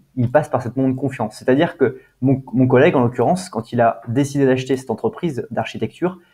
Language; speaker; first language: French; native; French